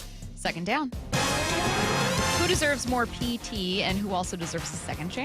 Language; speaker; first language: English; native; English